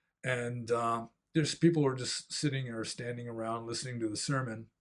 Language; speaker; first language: English; native; English